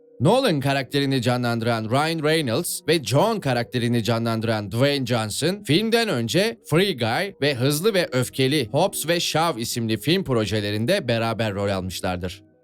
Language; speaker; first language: Turkish; native; Turkish